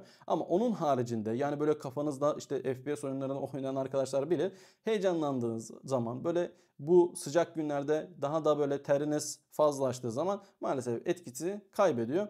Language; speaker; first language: Turkish; native; Turkish